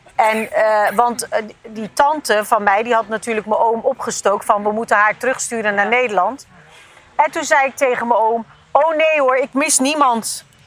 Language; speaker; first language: Dutch; early bilingual, other home language; Turkish